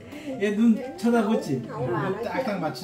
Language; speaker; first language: Korean; native; Korean